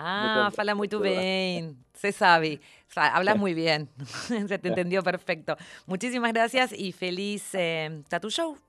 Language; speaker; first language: Spanish; native; Spanish